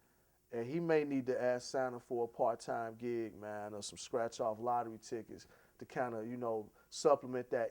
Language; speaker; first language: English; native; English